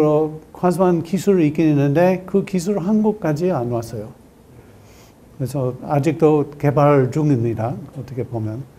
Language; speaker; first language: Korean; non-native, learner; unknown